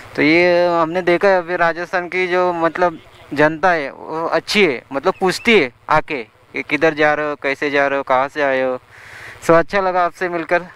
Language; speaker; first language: Hindi; non-native, local second language; Marathi